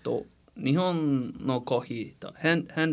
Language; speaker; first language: Japanese; non-native, learner; English